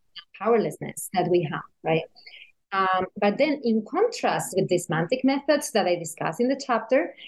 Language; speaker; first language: English; non-native, fluent; Spanish